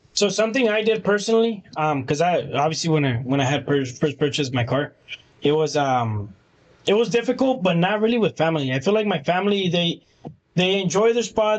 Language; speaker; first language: English; early bilingual, other home language; Spanish